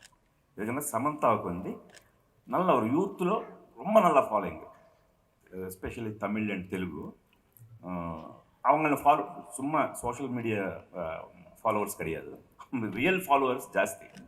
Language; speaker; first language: Tamil; non-native, local second language; Telugu